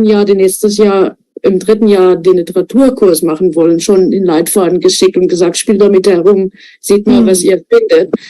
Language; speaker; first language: German; non-native, fluent; Afrikaans